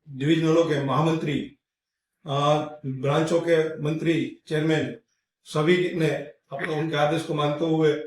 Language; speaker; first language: Hindi; non-native, local second language; Gujarati